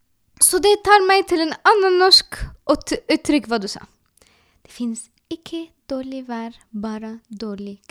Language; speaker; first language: Norwegian; non-native, learner; Arabic